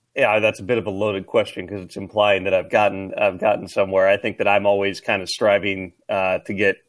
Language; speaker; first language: English; native; English